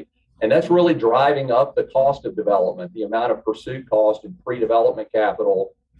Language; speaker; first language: English; native; English